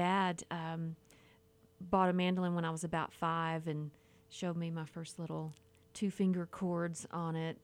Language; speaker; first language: English; native; English